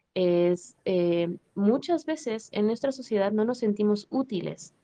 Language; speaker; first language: Spanish; native; Spanish